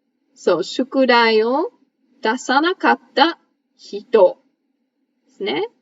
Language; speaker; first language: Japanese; non-native, fluent; English